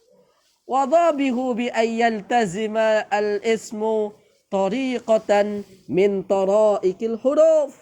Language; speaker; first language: Arabic; non-native, fluent; Indonesian